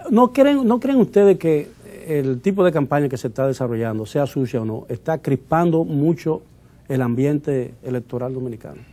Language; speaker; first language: Spanish; native; Spanish